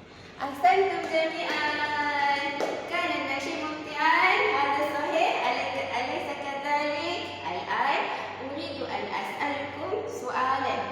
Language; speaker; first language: Arabic; non-native, learner; Malay